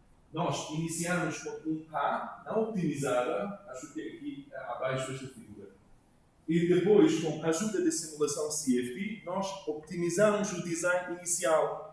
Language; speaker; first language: Portuguese; non-native, learner; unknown